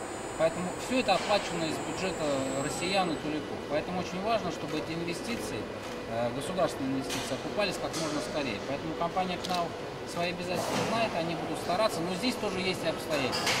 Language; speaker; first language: Russian; native; Russian